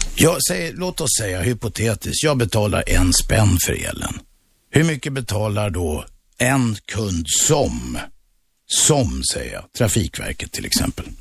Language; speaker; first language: Swedish; native; Swedish